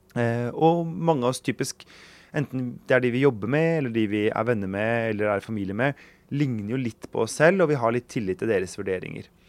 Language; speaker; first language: Norwegian; native; Norwegian